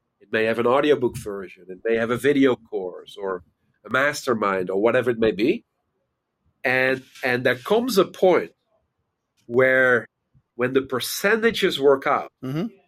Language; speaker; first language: English; non-native, fluent; Dutch